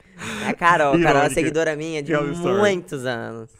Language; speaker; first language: Portuguese; native; Portuguese